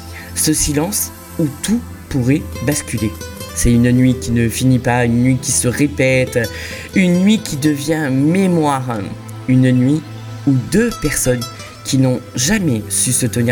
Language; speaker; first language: French; native; French